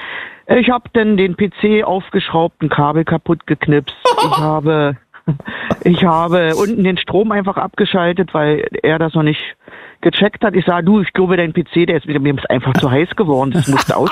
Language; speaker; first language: German; native; German